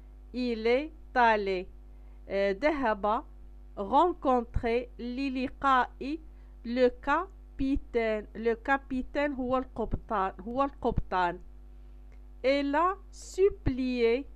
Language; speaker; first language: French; non-native, local second language; Arabic